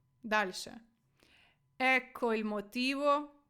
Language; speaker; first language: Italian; non-native, fluent; Ukrainian